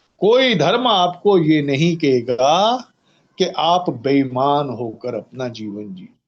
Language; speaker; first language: Hindi; native; Hindi